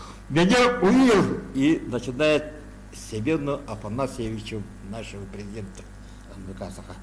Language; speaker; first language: Russian; non-native, local second language; Yakut